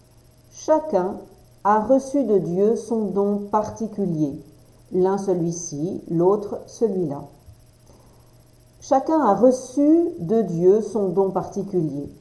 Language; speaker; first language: French; native; French